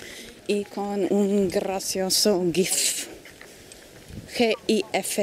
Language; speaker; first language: Spanish; non-native, fluent; German